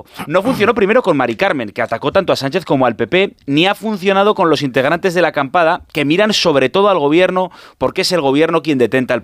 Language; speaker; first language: Spanish; native; Spanish